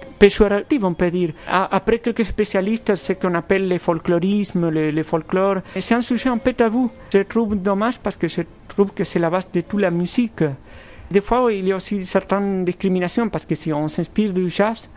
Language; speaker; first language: French; non-native, fluent; Spanish